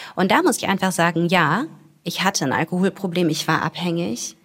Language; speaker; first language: German; native; German